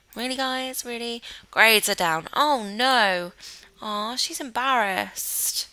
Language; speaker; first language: English; native; English